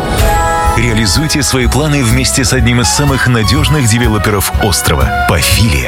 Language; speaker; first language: Russian; native; Russian